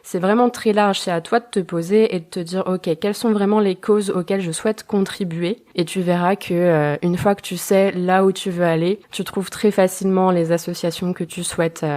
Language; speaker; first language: French; native; French